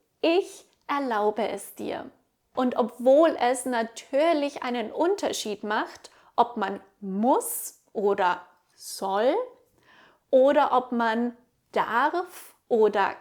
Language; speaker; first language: German; native; German